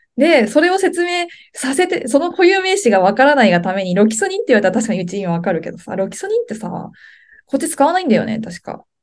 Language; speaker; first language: Japanese; native; Japanese